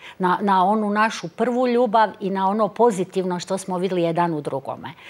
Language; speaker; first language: Croatian; native; Croatian